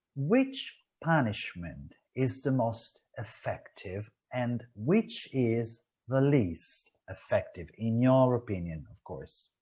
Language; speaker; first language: English; non-native, fluent; Italian